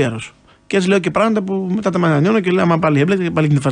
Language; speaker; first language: Greek; native; Greek